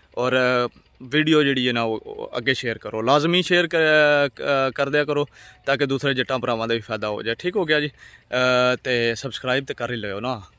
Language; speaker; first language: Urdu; non-native, local second language; Punjabi